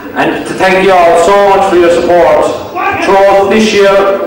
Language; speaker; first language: English; native; English